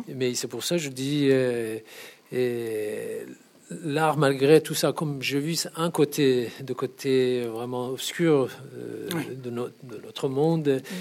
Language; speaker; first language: French; non-native, fluent; Persian